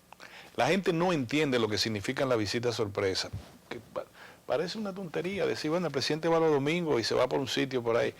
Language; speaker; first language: Spanish; native; Spanish